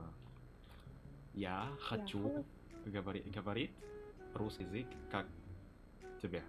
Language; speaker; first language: Russian; non-native, learner; Indonesian